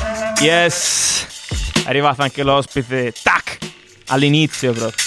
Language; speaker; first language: Italian; native; Italian